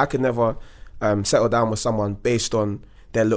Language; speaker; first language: English; native; English